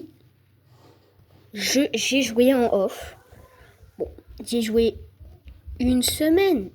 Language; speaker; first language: French; native; French